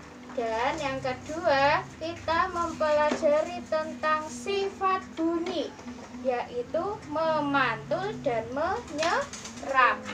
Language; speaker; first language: Indonesian; native; Indonesian